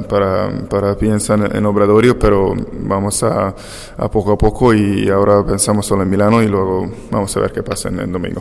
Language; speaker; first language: Spanish; non-native, fluent; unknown